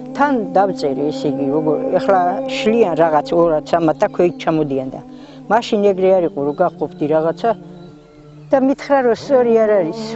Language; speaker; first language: Georgian; native; Georgian